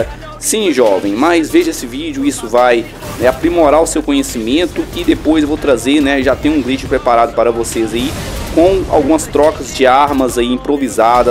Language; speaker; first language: Portuguese; native; Portuguese